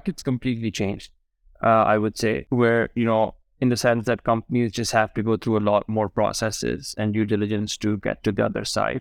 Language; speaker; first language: English; non-native, local second language; Urdu